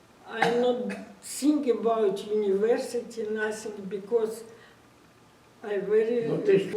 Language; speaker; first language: English; non-native, learner; Russian